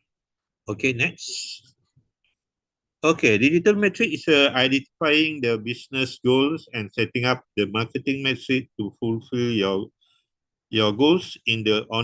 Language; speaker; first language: English; non-native, local second language; Malay